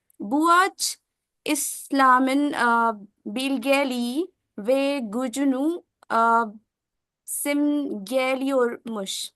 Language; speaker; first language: Turkish; non-native, learner; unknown